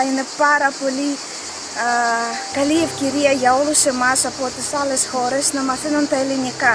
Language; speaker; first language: Greek; non-native, learner; Ukrainian